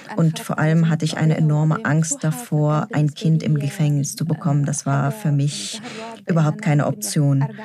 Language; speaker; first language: German; non-native, fluent; Arabic